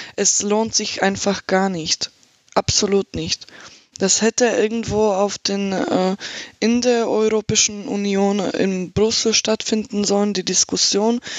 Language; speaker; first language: German; non-native, fluent; Slovak